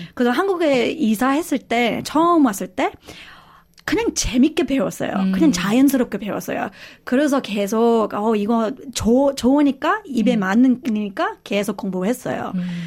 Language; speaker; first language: Korean; non-native, fluent; English